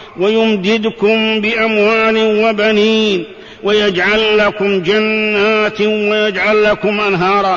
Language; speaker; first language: Arabic; native; Arabic